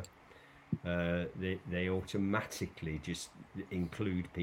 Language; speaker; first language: English; native; English